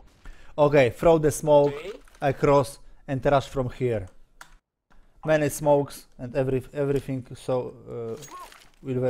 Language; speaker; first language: English; non-native, learner; Polish